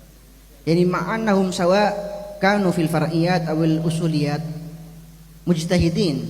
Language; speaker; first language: Arabic; non-native, fluent; Indonesian